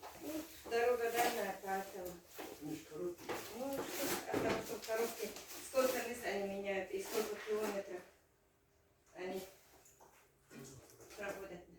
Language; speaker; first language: Russian; non-native, local second language; Chechen